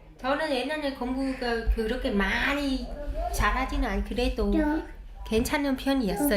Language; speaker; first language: Korean; non-native, fluent; Vietnamese